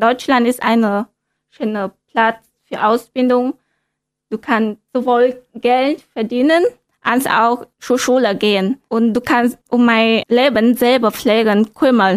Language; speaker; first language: German; non-native, learner; Vietnamese